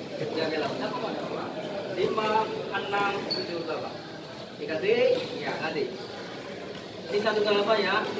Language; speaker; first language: Indonesian; native; Indonesian